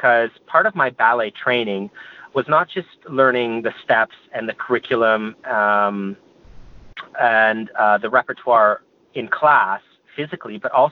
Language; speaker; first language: English; native; English